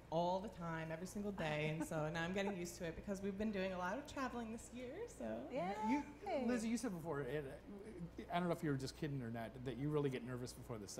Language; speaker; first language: English; native; English